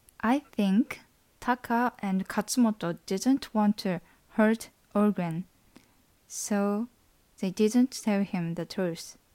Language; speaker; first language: English; non-native, learner; Japanese